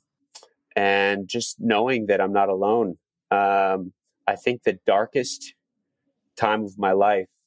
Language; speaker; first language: English; native; English